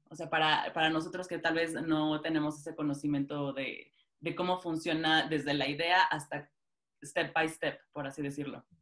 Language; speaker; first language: Spanish; native; Spanish